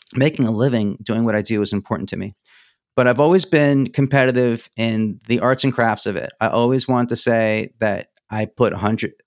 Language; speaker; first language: English; early bilingual, other home language; Greek